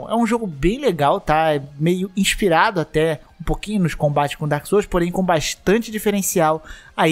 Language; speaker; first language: Portuguese; native; Portuguese